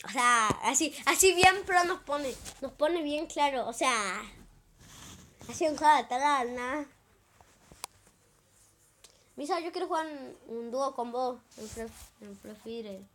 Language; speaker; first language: Spanish; native; Spanish